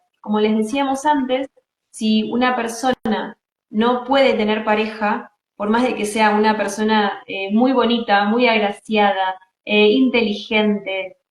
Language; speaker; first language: Spanish; native; Spanish